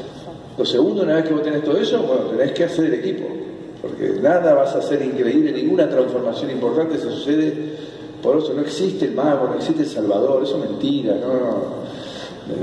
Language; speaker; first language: Spanish; native; Spanish